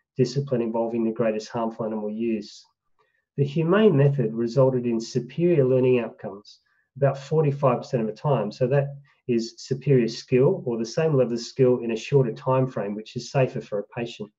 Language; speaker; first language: English; native; English